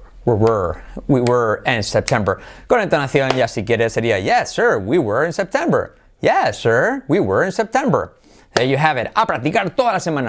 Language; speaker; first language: English; non-native, fluent; Spanish